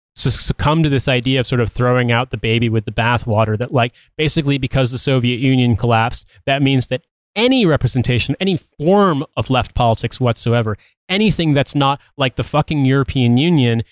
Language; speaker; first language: English; native; English